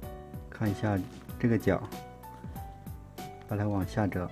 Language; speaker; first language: Chinese; native; Chinese